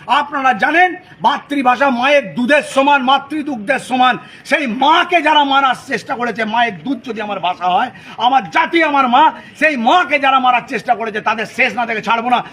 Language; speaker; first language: Bangla; non-native, local second language; Santali